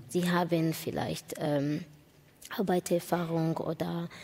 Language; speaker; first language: German; non-native, learner; Kinyarwanda